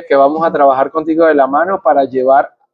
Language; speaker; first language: Spanish; native; Spanish